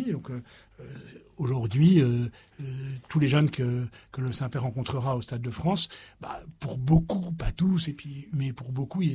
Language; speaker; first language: French; native; French